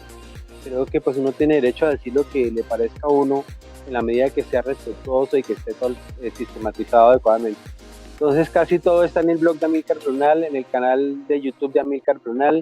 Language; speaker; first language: Spanish; native; Spanish